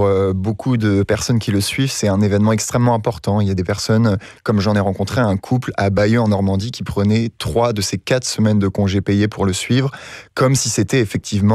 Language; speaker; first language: French; native; French